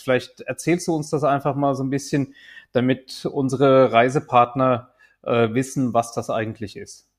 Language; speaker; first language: German; native; German